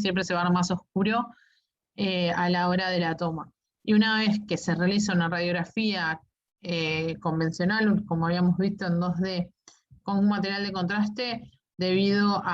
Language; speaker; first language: Spanish; native; Spanish